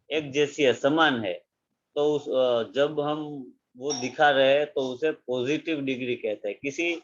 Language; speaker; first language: Hindi; non-native, local second language; Gujarati